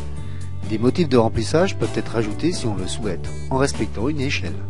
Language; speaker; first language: French; native; French